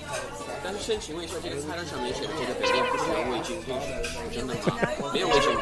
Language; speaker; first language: Chinese; non-native, fluent; English